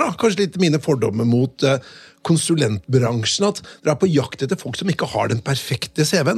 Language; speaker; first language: Norwegian; native; Norwegian